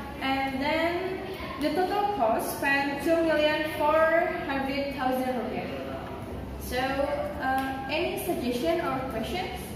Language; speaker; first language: English; non-native, learner; Indonesian